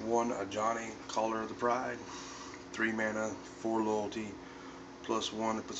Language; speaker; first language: English; native; English